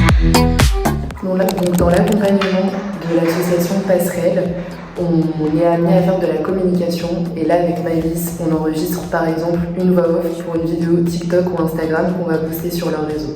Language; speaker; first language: French; native; French